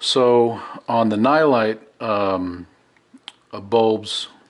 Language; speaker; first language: English; native; English